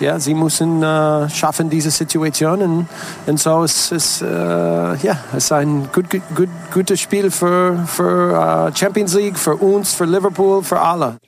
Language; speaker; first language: German; non-native, learner; English